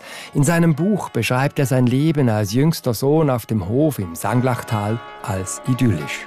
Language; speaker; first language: German; native; German